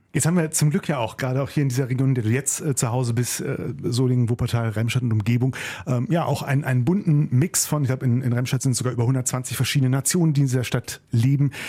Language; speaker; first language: German; native; German